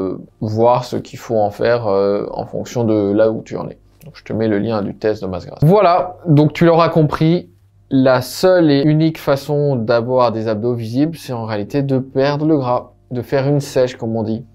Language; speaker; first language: French; native; French